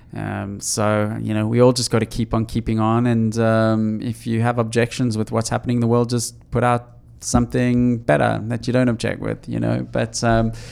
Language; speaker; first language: English; native; English